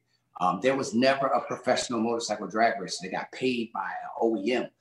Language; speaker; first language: English; native; English